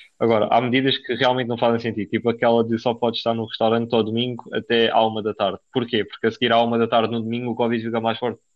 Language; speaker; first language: Portuguese; native; Portuguese